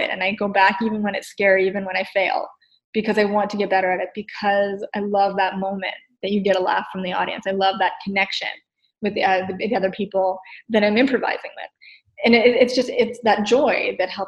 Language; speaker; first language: English; native; English